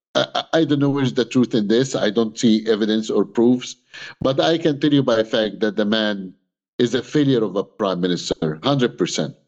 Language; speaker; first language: English; non-native, fluent; Arabic